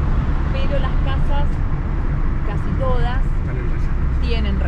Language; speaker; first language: Spanish; native; Spanish